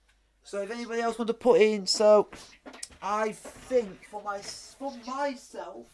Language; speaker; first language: English; native; English